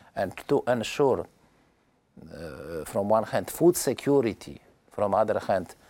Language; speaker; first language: English; non-native, learner; Polish